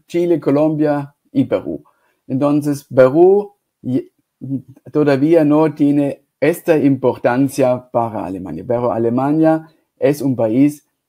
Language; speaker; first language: Spanish; non-native, fluent; German